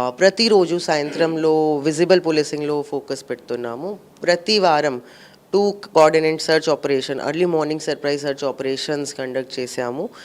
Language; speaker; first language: Telugu; non-native, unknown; Hindi